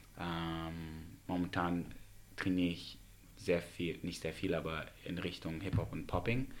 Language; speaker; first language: German; early bilingual, other home language; Russian